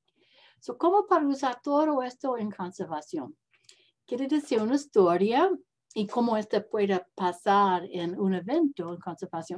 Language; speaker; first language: Spanish; non-native, learner; English